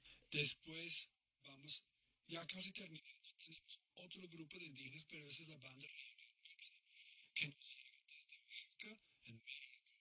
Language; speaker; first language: Spanish; non-native, fluent; English